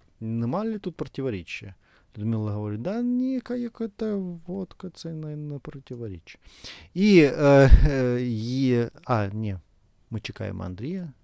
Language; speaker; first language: Ukrainian; non-native, fluent; Russian